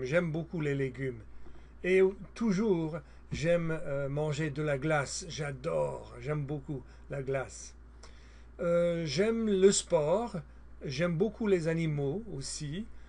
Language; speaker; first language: French; non-native, learner; English